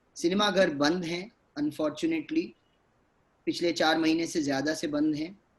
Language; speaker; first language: Hindi; native; Hindi